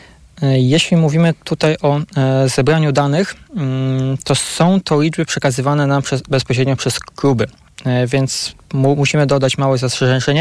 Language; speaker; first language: Polish; native; Polish